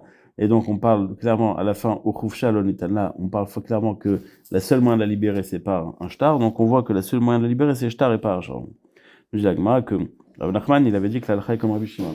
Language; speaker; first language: French; native; French